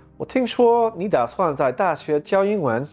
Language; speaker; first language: Chinese; non-native, learner; English